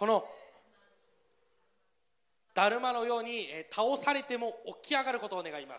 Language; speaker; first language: Japanese; non-native, fluent; Korean